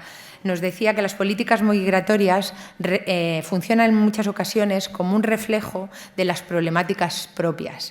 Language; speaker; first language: Spanish; native; Spanish